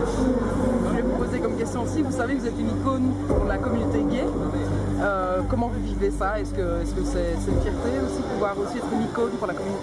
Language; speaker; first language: French; native; French